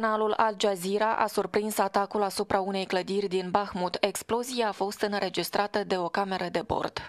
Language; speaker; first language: Romanian; native; Romanian